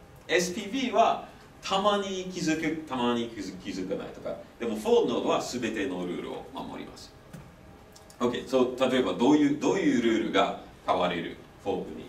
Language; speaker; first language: Japanese; non-native, fluent; English